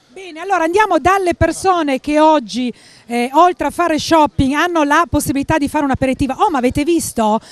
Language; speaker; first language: Italian; native; Italian